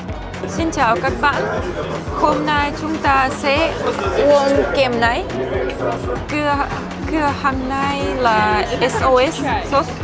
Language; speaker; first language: Vietnamese; non-native, learner; Russian